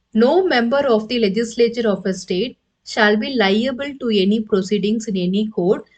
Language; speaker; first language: English; non-native, local second language; Tamil